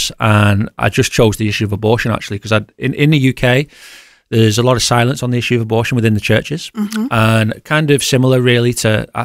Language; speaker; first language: English; native; English